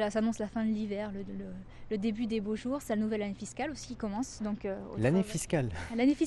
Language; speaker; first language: French; native; French